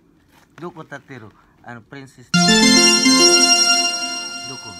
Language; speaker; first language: Japanese; non-native, learner; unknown